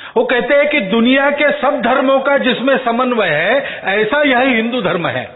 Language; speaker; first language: Hindi; non-native, local second language; Marathi